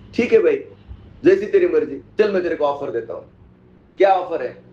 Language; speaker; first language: Hindi; non-native, local second language; Marathi